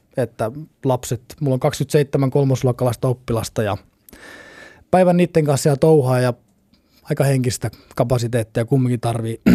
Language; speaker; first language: Finnish; native; Finnish